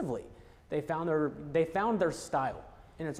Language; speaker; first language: English; native; English